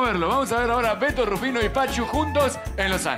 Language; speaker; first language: Spanish; native; Spanish